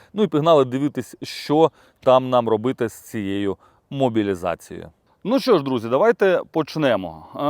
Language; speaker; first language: Ukrainian; non-native, local second language; Russian